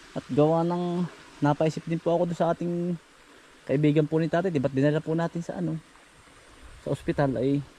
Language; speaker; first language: Filipino; native; Filipino